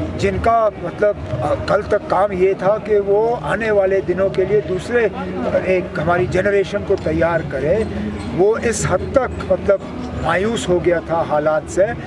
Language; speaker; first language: Hindi; non-native, local second language; Kashmiri